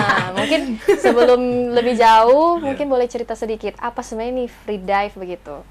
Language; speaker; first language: Indonesian; native; Indonesian